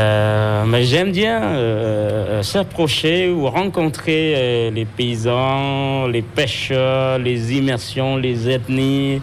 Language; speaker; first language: French; non-native, local second language; Khmer